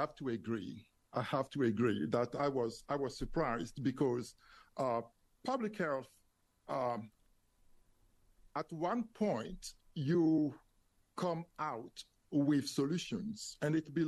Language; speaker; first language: English; non-native, fluent; French